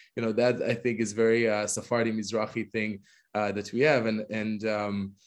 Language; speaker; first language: English; non-native, fluent; Hebrew